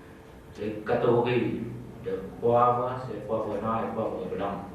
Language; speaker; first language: French; non-native, fluent; Vietnamese